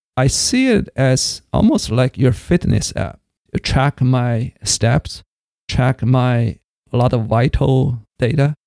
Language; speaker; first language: English; non-native, fluent; Chinese